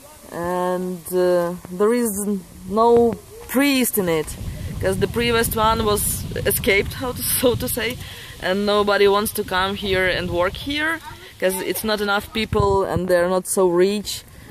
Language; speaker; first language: English; non-native, fluent; Ukrainian